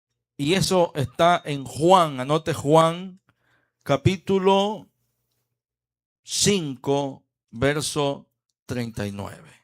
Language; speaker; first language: Spanish; native; Spanish